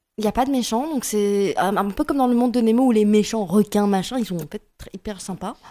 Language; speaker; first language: French; early bilingual, other home language; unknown